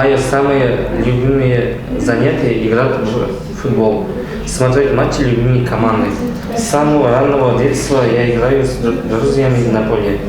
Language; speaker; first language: Russian; non-native, local second language; Kazakh